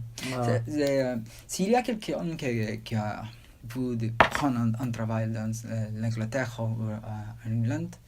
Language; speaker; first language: French; non-native, learner; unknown